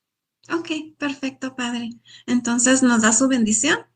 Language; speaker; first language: Spanish; native; Spanish